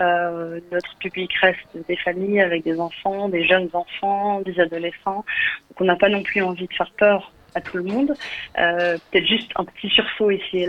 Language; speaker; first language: French; native; French